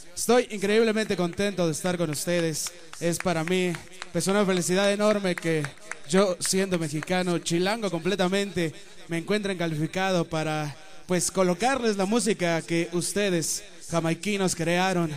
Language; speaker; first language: Spanish; native; Spanish